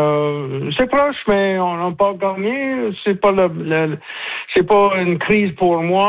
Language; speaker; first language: French; non-native, learner; English